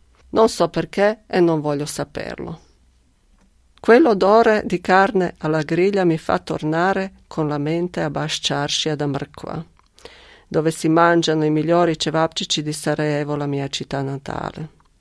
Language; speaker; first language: Italian; non-native, fluent; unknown